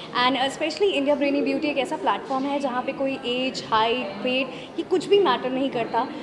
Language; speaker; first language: Hindi; native; Hindi